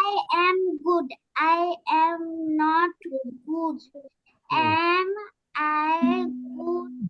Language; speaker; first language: English; non-native, learner; Bangla